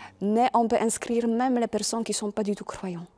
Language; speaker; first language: French; non-native, fluent; Polish